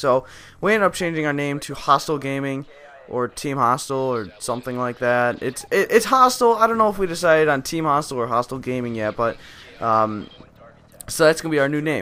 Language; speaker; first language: English; native; English